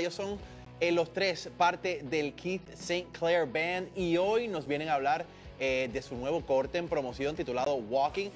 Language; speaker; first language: Spanish; native; Spanish